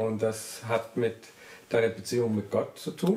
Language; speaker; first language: German; non-native, learner; English